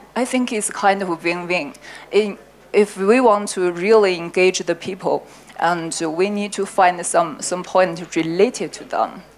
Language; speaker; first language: English; non-native, learner; Chinese